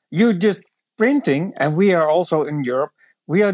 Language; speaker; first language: English; non-native, learner; Dutch